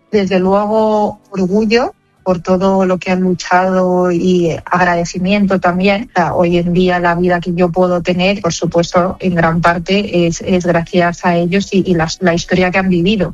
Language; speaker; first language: Spanish; native; Spanish